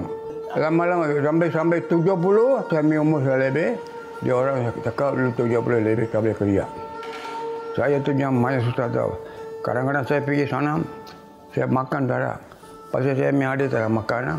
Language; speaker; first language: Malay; non-native, local second language; Tamil